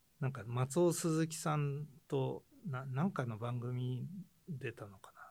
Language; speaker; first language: Japanese; native; Japanese